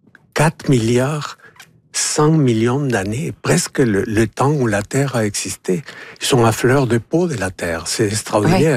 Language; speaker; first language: French; non-native, fluent; Spanish